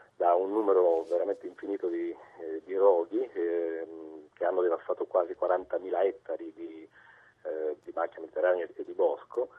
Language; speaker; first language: Italian; native; Italian